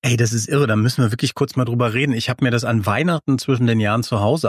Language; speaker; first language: German; native; German